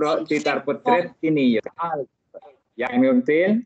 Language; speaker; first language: Swedish; non-native, fluent; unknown